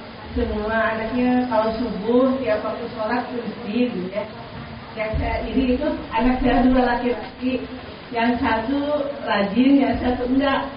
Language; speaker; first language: Indonesian; native; Indonesian